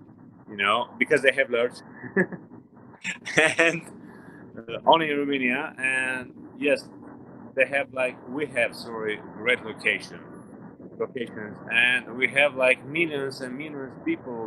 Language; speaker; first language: English; non-native, learner; Romanian